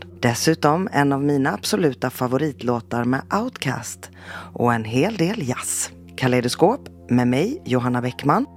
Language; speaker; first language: Swedish; native; Swedish